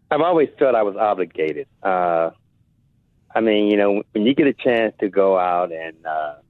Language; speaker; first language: English; native; English